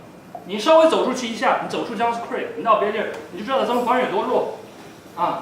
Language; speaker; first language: Chinese; native; Chinese